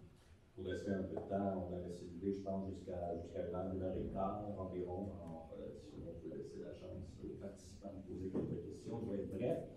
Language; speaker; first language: French; native; French